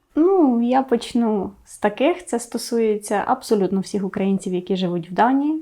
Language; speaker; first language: Ukrainian; native; Ukrainian